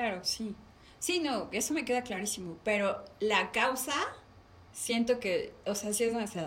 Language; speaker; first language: Spanish; native; Spanish